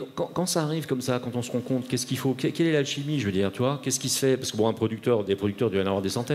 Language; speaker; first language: French; native; French